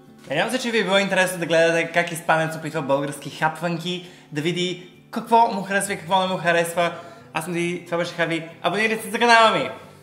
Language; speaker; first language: Bulgarian; native; Bulgarian